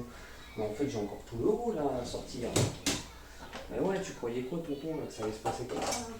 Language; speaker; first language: French; native; French